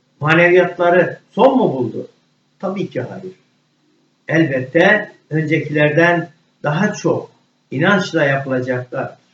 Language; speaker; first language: Turkish; native; Turkish